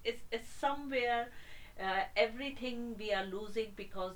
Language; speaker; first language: English; non-native, local second language; Hindi